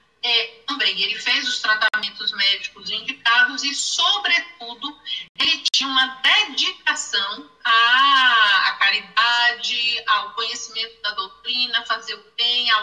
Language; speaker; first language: Portuguese; native; Portuguese